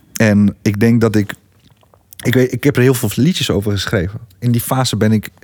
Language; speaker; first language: Dutch; early bilingual, other home language; Greek